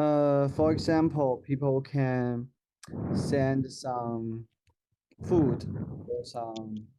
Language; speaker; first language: English; non-native, learner; Chinese